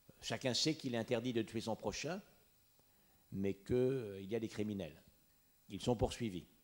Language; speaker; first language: French; native; French